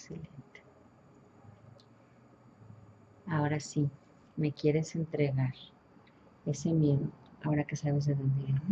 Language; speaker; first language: Spanish; native; Spanish